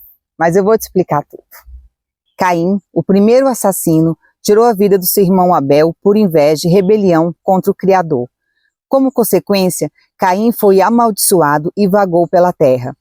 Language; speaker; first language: Portuguese; native; Portuguese